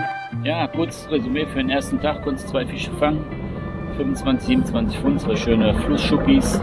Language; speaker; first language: German; native; German